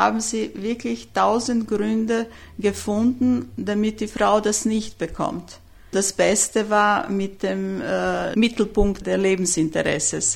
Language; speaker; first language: German; non-native, fluent; Serbian